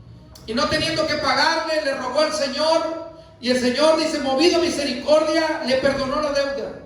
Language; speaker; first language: Spanish; native; Spanish